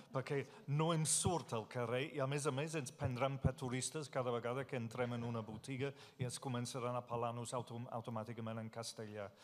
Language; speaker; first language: Catalan; non-native, fluent; English